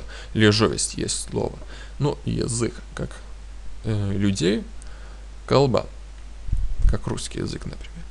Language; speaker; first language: Russian; non-native, fluent; Lithuanian